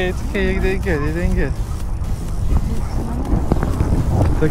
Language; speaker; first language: English; non-native, learner; Ukrainian